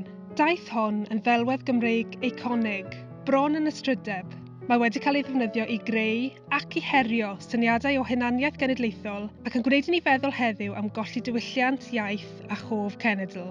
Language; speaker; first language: Welsh; native; Welsh